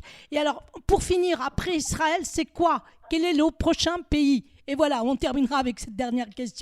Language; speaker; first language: French; native; French